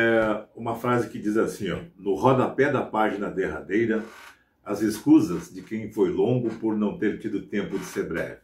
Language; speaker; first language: Portuguese; native; Portuguese